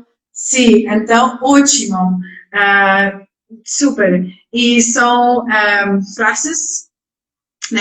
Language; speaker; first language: Portuguese; non-native, learner; Dutch